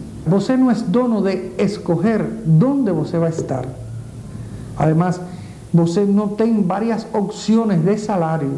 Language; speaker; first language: Portuguese; non-native, learner; Spanish